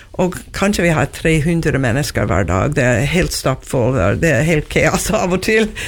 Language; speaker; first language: Norwegian; non-native, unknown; English